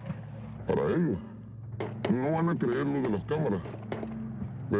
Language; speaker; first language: Spanish; native; Spanish